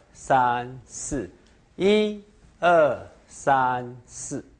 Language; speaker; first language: Chinese; native; Chinese